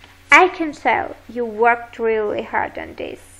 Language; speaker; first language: English; non-native, fluent; Armenian